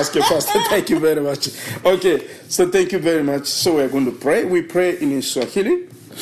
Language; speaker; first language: English; non-native, learner; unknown